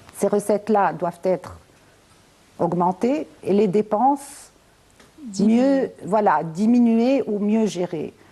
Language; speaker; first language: French; non-native, local second language; Arabic